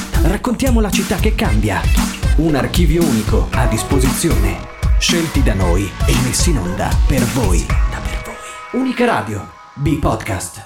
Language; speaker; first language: Italian; native; Italian